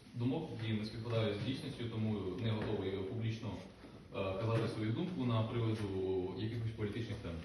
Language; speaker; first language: Ukrainian; native; Ukrainian